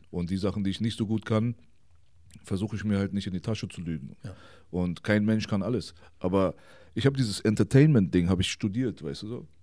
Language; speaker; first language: German; early bilingual, other home language; Persian